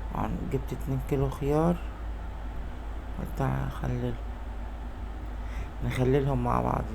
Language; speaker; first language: Arabic; native; Arabic